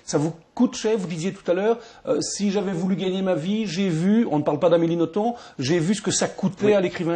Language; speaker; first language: French; native; French